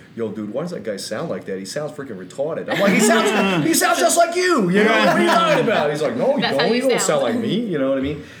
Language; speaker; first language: English; native; English